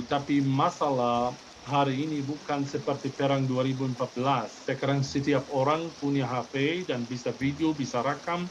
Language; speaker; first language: Indonesian; non-native, fluent; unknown